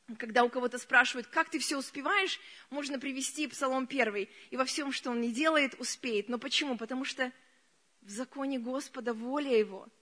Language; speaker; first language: Russian; early bilingual, other home language; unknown